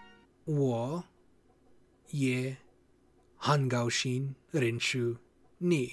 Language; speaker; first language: Chinese; non-native, learner; English